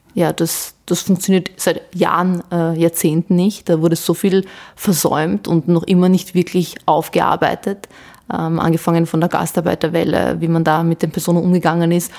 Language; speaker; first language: German; early bilingual, other home language; Bosnian